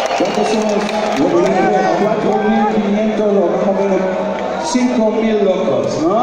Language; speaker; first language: Spanish; non-native, fluent; German